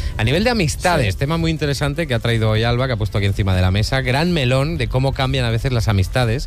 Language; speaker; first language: Spanish; native; Spanish